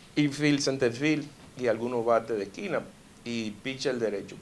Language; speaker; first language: Spanish; early bilingual, heritage; Spanish